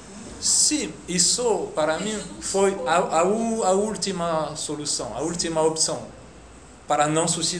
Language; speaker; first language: Portuguese; non-native, fluent; French